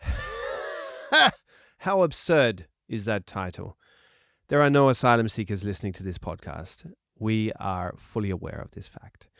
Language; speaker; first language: English; native; English